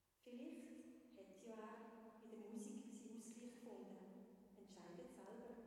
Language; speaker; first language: German; native; German